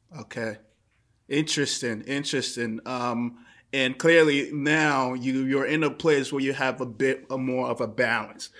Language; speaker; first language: English; native; English